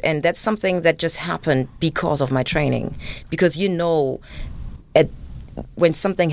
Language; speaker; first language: English; non-native, fluent; German